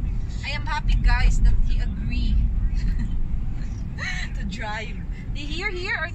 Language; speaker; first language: English; non-native, local second language; Filipino